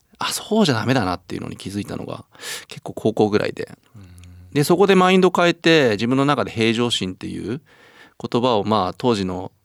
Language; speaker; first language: Japanese; native; Japanese